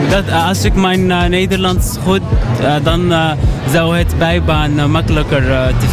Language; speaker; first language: Dutch; non-native, learner; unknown